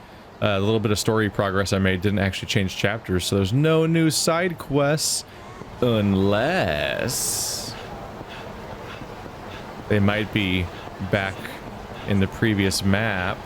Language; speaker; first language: English; native; English